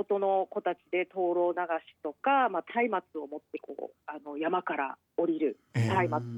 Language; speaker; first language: Japanese; native; Japanese